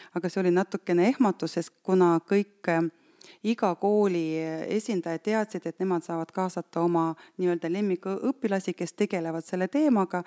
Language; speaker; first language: Estonian; non-native, local second language; Russian